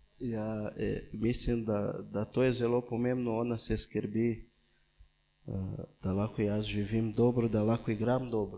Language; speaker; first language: Slovenian; non-native, fluent; Portuguese